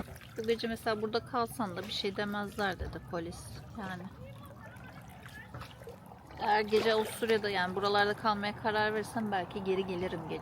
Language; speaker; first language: Turkish; native; Turkish